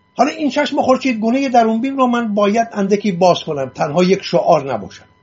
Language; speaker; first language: Persian; non-native, local second language; Assyrian Neo-Aramaic